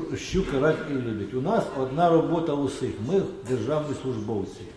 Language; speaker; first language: Ukrainian; non-native, local second language; Russian